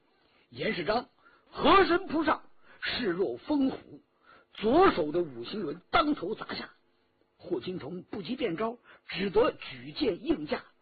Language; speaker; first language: Chinese; native; Chinese